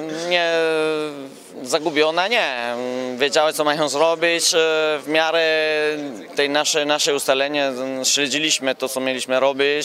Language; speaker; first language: Polish; non-native, fluent; Italian